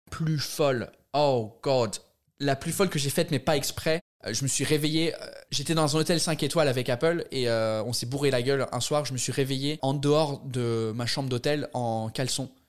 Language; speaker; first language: French; non-native, fluent; English